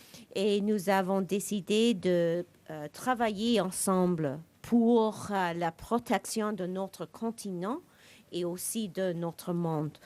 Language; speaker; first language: French; non-native, local second language; English